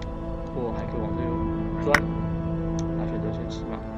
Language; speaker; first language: Chinese; native; Chinese